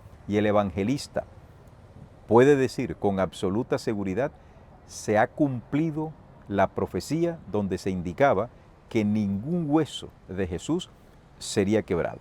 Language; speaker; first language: Spanish; native; Spanish